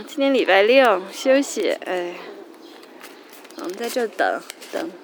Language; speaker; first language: Chinese; native; Chinese